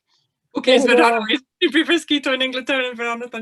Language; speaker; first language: Spanish; non-native, fluent; English